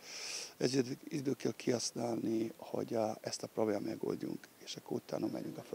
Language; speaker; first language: Hungarian; non-native, learner; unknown